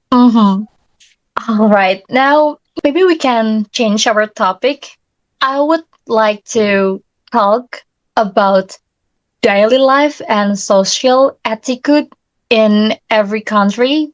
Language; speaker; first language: English; non-native, learner; Indonesian